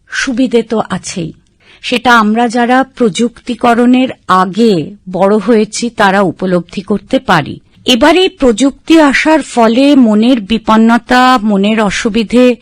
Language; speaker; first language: Bangla; native; Bangla